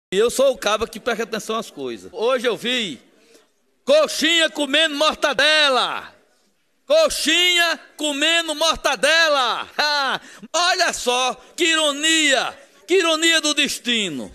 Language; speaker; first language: Portuguese; native; Portuguese